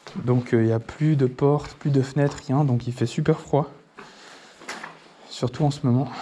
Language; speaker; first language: French; native; French